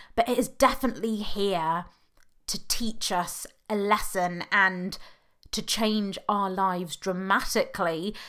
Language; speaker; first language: English; native; English